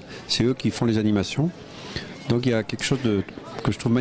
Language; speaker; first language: French; native; French